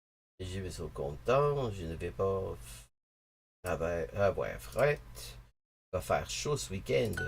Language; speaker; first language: French; non-native, learner; English